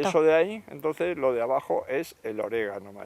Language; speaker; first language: Spanish; native; Spanish